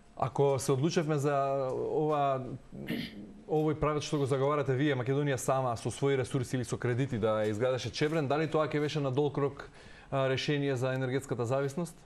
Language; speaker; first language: Macedonian; native; Macedonian